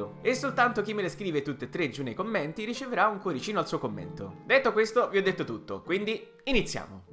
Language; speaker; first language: Italian; native; Italian